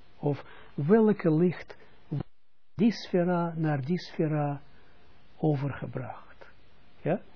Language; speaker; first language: Dutch; non-native, fluent; Russian